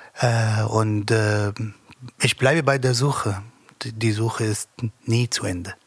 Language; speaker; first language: German; non-native, learner; Arabic